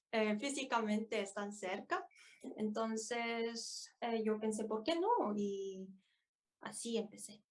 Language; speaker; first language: Spanish; non-native, fluent; Korean